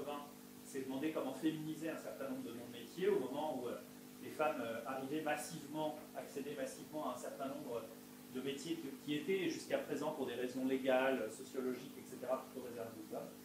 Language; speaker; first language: French; native; French